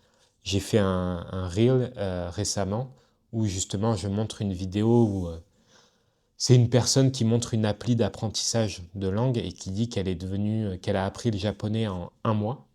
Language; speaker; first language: French; native; French